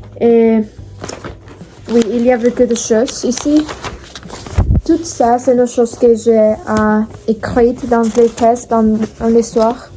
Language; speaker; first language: French; non-native, learner; Spanish